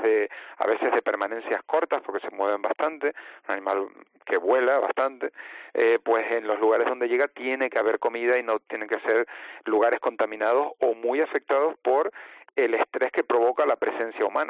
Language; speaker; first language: Spanish; native; Spanish